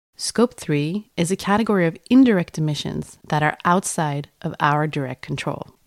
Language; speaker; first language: English; non-native, fluent; Swedish